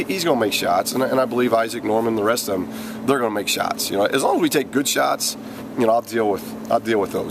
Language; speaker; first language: English; native; English